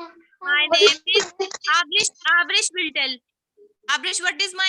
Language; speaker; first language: English; non-native, fluent; Urdu